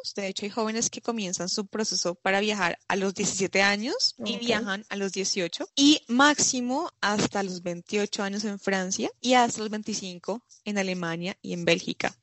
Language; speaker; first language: Spanish; native; Spanish